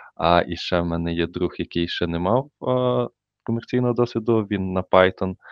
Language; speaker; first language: Ukrainian; native; Ukrainian